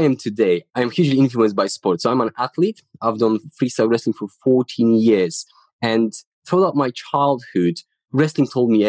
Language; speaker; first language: English; non-native, fluent; Polish